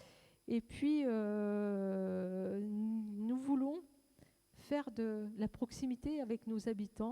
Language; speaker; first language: French; native; French